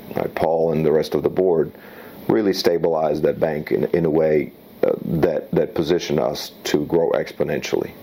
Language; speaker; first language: English; early bilingual, other home language; Slovak